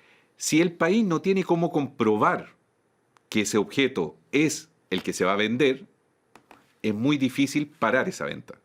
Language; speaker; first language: Spanish; native; Spanish